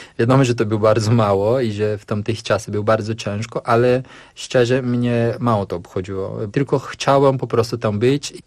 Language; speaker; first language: Polish; early bilingual, heritage; Portuguese